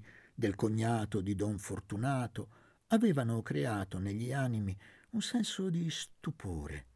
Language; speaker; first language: Italian; native; Italian